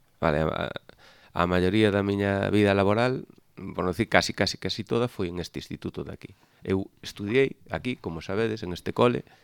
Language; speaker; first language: Galician; native; Galician